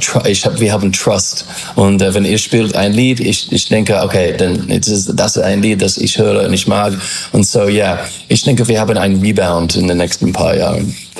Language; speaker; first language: German; non-native, fluent; English